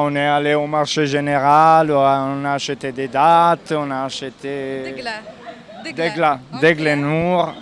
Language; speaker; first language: French; non-native, fluent; Italian